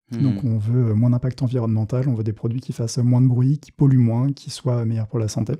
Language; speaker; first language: French; native; French